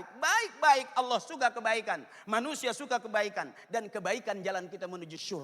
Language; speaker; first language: Malay; native; Malay